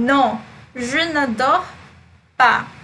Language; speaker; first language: French; non-native, fluent; Portuguese